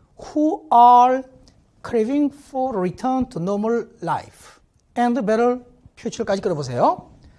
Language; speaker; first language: English; non-native, fluent; Korean